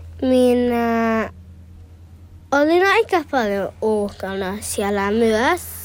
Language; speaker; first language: Finnish; early bilingual, heritage; Finnish